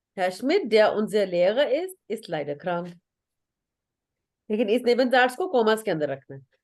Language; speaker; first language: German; non-native, fluent; Urdu